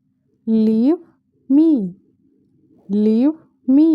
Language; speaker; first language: English; non-native, fluent; Hindi